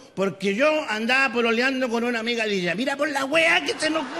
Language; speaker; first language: Spanish; native; Spanish